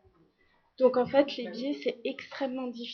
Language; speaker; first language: French; native; French